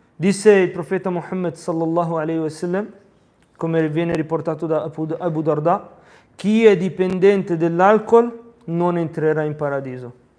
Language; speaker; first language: Italian; early bilingual, other home language; Arabic